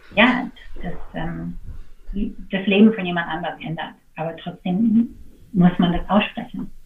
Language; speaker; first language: German; non-native, fluent; English